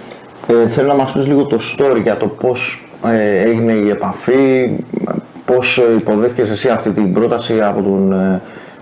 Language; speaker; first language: Greek; native; Greek